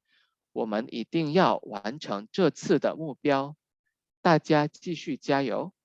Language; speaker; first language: Chinese; non-native, fluent; Indonesian